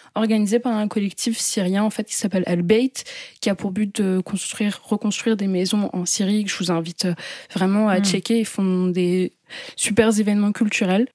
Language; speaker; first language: French; native; French